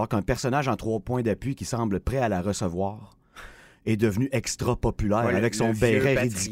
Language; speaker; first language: French; native; French